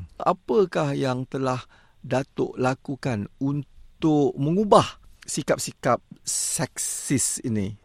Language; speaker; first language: Malay; native; Malay